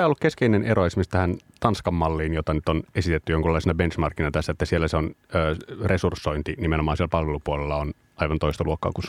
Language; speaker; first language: Finnish; native; Finnish